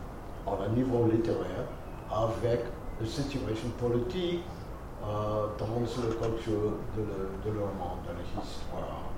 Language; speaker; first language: French; non-native, fluent; English